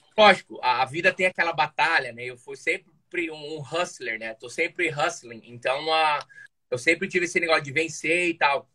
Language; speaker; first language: Portuguese; native; Portuguese